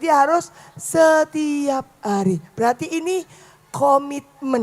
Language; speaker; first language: Indonesian; native; Indonesian